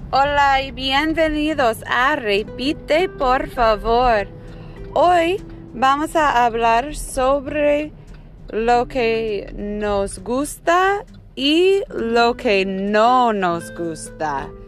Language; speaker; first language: Spanish; non-native, fluent; English